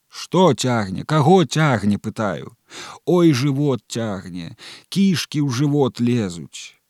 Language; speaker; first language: Belarusian; native; Belarusian